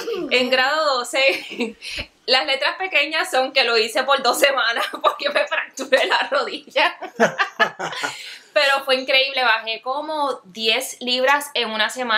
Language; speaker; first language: Spanish; native; Spanish